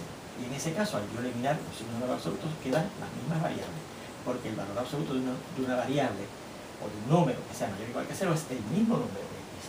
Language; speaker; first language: Spanish; native; Spanish